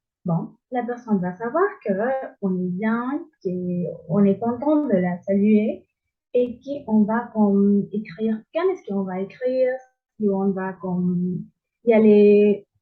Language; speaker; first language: French; non-native, learner; Spanish